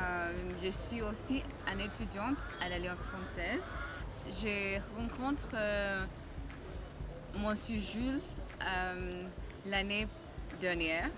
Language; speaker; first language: French; non-native, learner; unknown